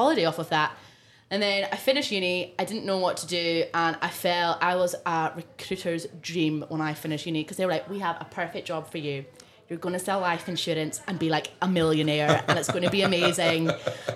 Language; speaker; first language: English; non-native, local second language; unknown